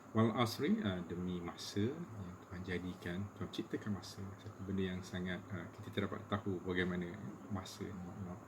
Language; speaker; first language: Malay; native; Malay